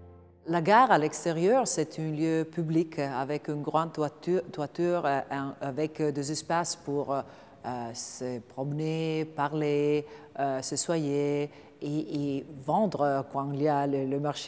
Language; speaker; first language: French; non-native, learner; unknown